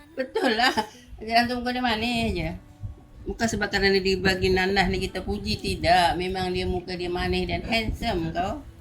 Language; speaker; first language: Malay; native; Malay